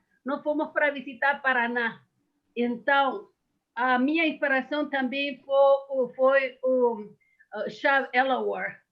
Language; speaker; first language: Portuguese; non-native, fluent; Spanish